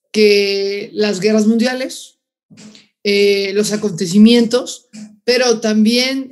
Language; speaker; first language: Spanish; native; Spanish